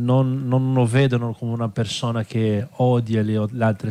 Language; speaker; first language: Italian; non-native, fluent; Portuguese